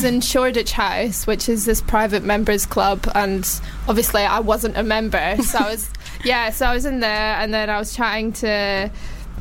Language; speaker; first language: English; native; English